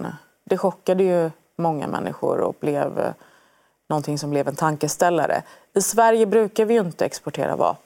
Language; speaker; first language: Swedish; early bilingual, other home language; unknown